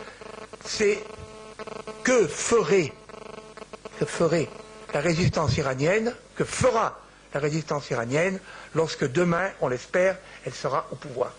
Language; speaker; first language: French; native; French